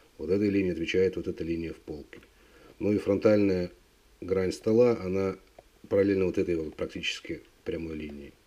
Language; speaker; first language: Russian; native; Russian